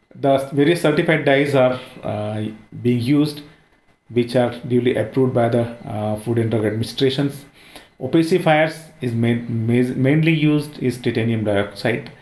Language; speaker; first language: English; non-native, local second language; Hindi